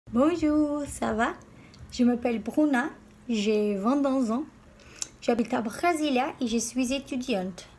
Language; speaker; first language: French; non-native, learner; Portuguese